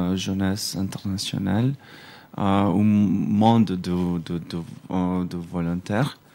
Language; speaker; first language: French; non-native, learner; Macedonian